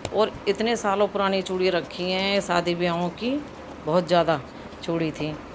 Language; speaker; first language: Hindi; native; Hindi